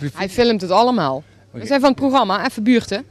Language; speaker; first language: Dutch; native; Dutch